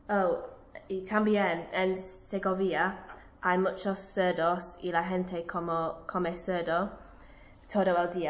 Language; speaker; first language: Spanish; non-native, learner; English